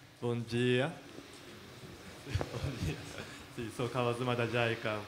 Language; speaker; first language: Portuguese; non-native, learner; Japanese